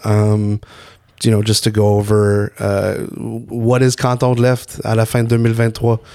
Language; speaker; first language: English; native; English